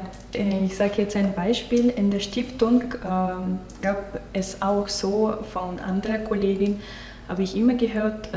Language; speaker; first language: German; non-native, local second language; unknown